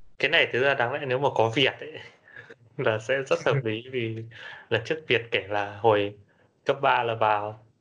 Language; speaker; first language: Vietnamese; native; Vietnamese